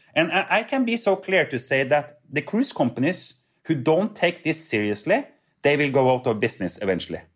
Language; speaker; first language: English; non-native, fluent; Norwegian